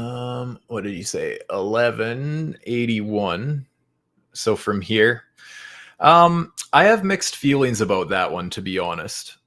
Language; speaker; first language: English; native; English